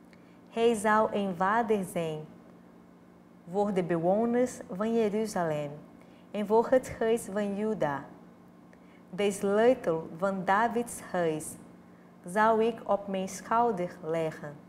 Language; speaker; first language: Dutch; non-native, fluent; Portuguese